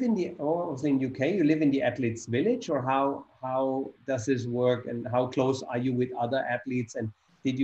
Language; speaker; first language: English; non-native, fluent; German